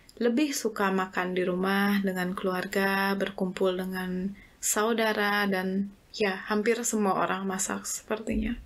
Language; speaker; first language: Indonesian; native; Indonesian